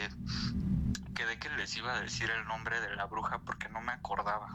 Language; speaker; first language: Spanish; native; Spanish